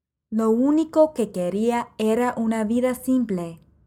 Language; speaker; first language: Spanish; non-native, fluent; English